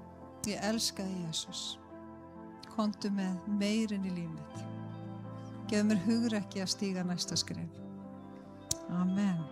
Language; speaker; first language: Icelandic; native; Icelandic